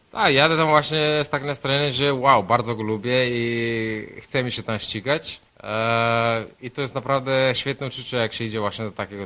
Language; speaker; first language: Polish; non-native, fluent; Slovenian